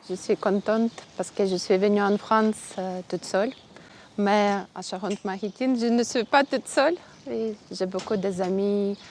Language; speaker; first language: French; non-native, learner; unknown